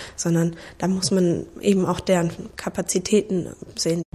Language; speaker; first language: German; native; German